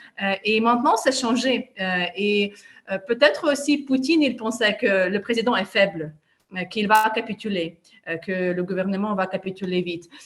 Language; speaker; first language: French; non-native, fluent; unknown